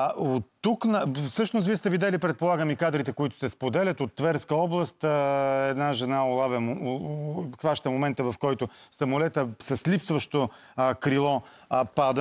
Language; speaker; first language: Bulgarian; native; Bulgarian